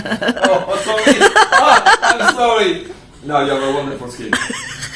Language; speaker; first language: English; non-native, learner; French